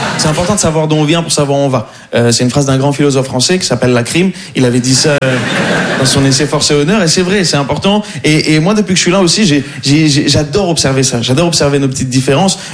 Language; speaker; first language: French; non-native, local second language; Arabic